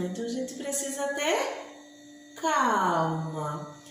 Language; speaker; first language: Portuguese; native; Portuguese